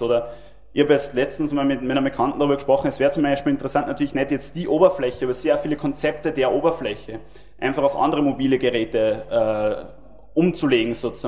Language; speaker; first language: German; native; German